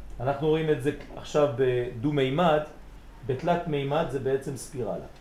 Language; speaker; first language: Hebrew; early bilingual, heritage; Hebrew